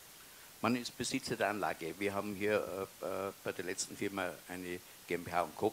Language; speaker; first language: German; native; German